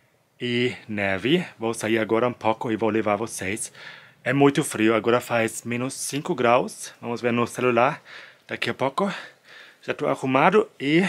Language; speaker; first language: Portuguese; non-native, fluent; German